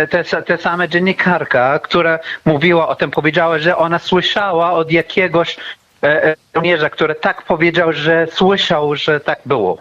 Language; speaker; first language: Polish; non-native, fluent; Arabic